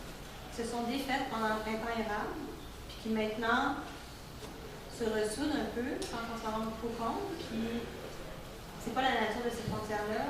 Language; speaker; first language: French; native; French